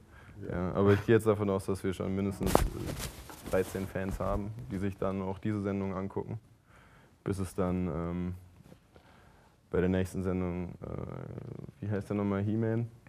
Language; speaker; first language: German; native; German